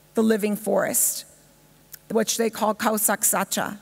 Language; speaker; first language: English; native; English